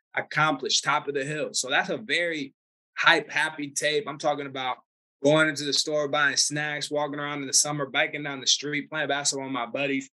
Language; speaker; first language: English; early bilingual, other home language; Spanish